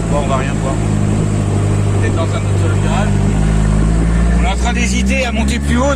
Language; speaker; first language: French; native; French